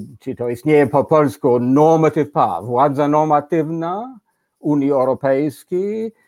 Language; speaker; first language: Polish; non-native, fluent; English